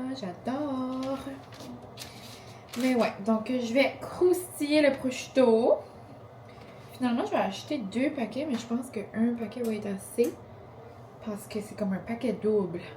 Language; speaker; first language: French; native; French